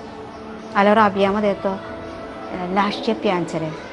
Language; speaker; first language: Italian; non-native, learner; Malayalam